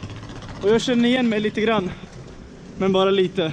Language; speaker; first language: Swedish; early bilingual, other home language; Nepali